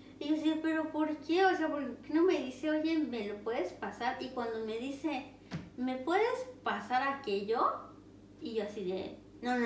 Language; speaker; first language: Spanish; native; Spanish